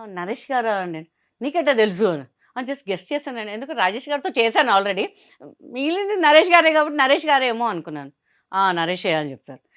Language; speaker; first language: Telugu; non-native, local second language; Hindi